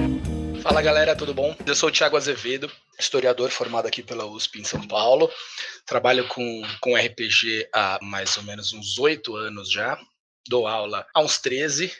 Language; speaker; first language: Portuguese; native; Portuguese